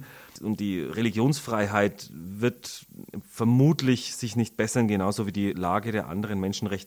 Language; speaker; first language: German; native; German